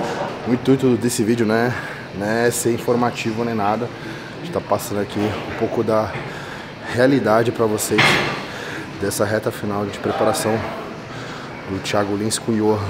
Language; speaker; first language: Portuguese; native; Portuguese